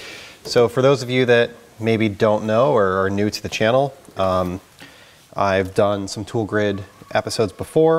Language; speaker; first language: English; native; English